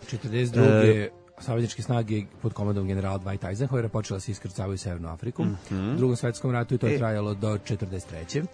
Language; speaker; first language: Serbian; native; Serbian